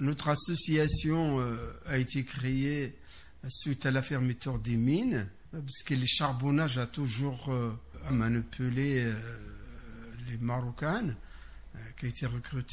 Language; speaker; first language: French; non-native, fluent; Arabic